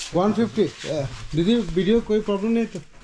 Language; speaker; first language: Hindi; non-native, learner; Bangla